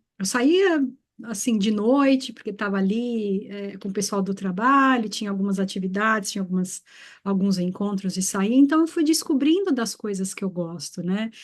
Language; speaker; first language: Portuguese; native; Portuguese